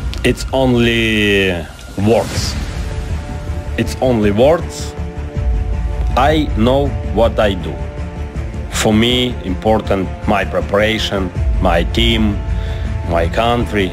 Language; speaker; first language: English; non-native, learner; Ukrainian